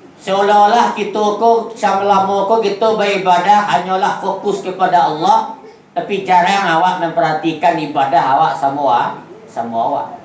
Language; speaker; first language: Malay; non-native, local second language; Minangkabau